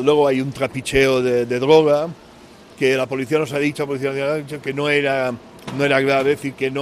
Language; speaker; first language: Spanish; native; Spanish